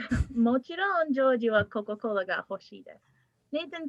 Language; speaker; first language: Japanese; non-native, fluent; English